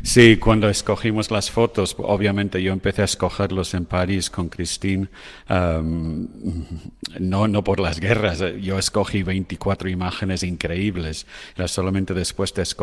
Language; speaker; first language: Spanish; non-native, fluent; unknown